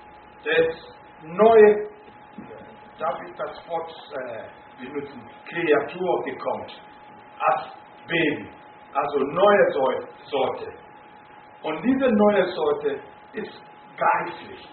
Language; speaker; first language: German; non-native, fluent; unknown